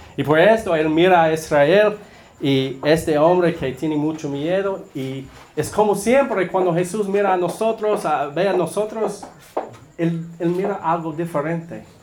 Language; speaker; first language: Spanish; non-native, learner; English